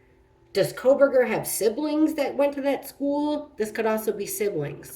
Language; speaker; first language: English; native; English